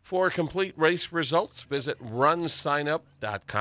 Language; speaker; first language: English; native; English